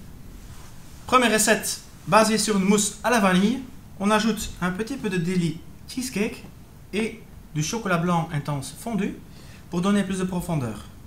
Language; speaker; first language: French; native; French